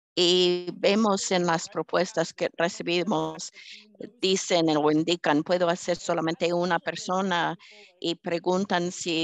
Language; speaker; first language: Spanish; early bilingual, heritage; English